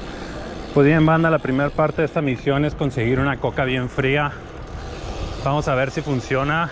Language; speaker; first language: Spanish; native; Spanish